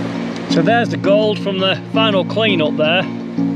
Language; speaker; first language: English; native; English